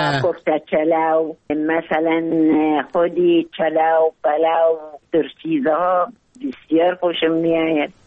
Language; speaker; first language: Persian; non-native, learner; Arabic